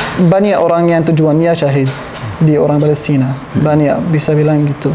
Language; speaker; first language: Indonesian; non-native, learner; Arabic